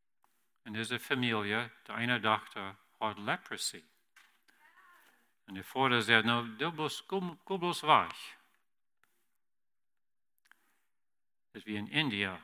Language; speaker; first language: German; non-native, learner; Plautdietsch